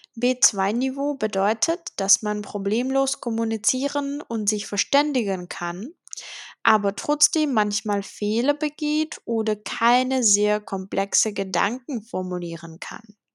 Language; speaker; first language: German; non-native, fluent; Czech